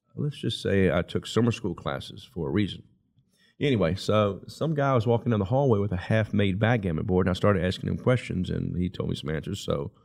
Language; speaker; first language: English; native; English